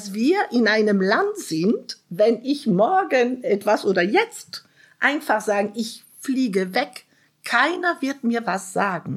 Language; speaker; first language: German; non-native, fluent; French